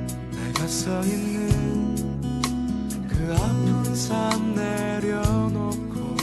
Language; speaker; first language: Korean; native; Korean